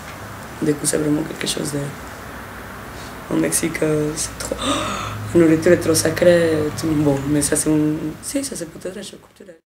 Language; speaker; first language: French; non-native, fluent; Spanish